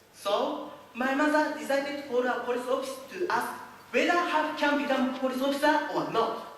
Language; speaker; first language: English; non-native, learner; Japanese